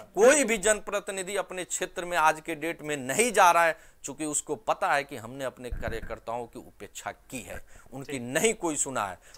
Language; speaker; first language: Hindi; native; Hindi